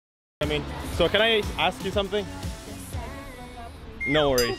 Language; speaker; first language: English; non-native, fluent; Indonesian